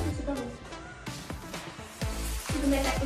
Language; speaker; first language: French; native; French